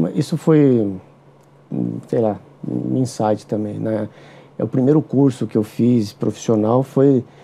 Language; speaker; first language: Portuguese; native; Portuguese